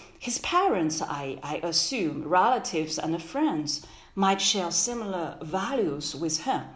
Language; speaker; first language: English; non-native, fluent; Chinese